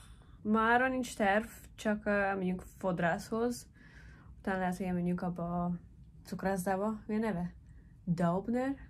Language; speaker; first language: Hungarian; early bilingual, heritage; English